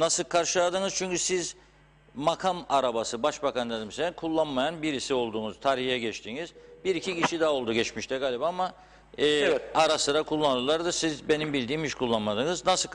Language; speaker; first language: Turkish; native; Turkish